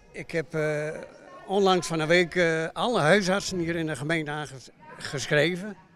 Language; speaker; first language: Dutch; native; Dutch